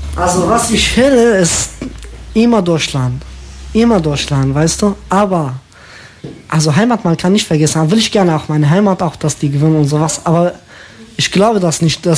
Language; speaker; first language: German; non-native, learner; Kurdish